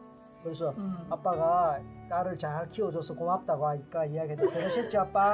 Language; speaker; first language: Korean; native; Korean